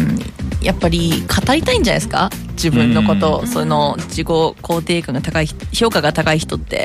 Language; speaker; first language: Japanese; native; Japanese